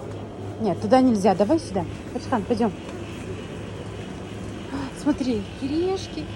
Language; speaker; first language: Russian; non-native, local second language; Kazakh